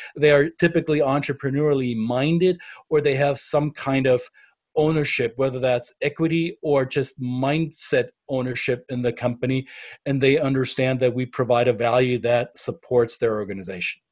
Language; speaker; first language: English; non-native, fluent; German